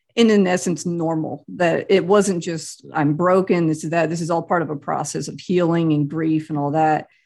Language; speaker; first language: English; native; English